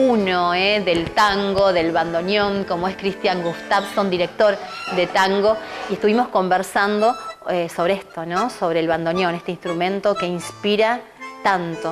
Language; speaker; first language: Spanish; native; Spanish